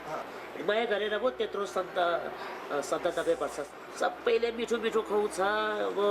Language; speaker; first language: Nepali; non-native, local second language; Tibetan